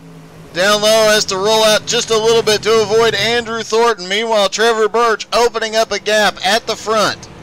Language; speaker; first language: English; native; English